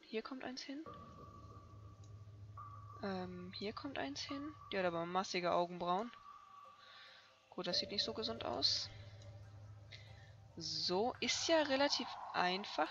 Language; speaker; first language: German; native; German